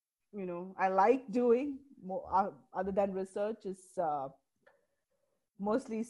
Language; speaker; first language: English; non-native, local second language; Malayalam